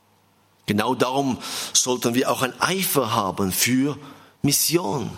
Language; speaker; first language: German; non-native, fluent; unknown